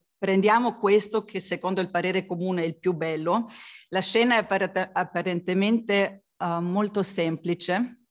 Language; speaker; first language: Italian; non-native, fluent; Slovenian